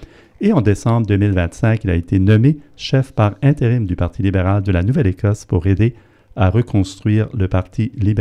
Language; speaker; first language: French; native; French